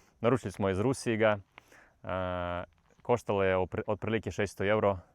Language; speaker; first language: Bosnian; non-native, learner; Russian